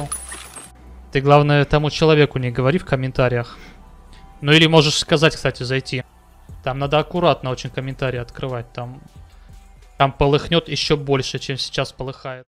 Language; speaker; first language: Russian; native; Russian